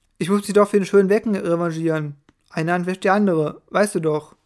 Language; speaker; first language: German; native; German